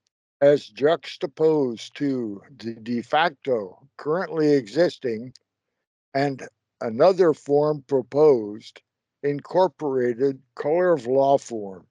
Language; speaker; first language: English; native; English